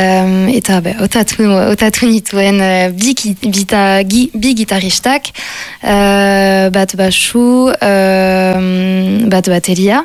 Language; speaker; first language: Basque; non-native, local second language; French